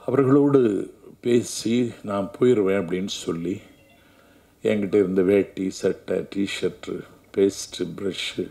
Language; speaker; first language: Tamil; native; Tamil